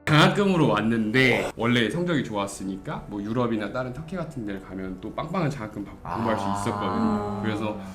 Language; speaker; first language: Korean; native; Korean